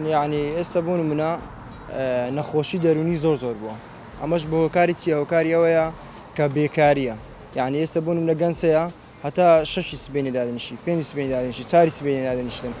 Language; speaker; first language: Central Kurdish; native; Central Kurdish